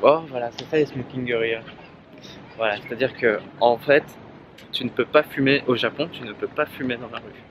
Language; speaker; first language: French; native; French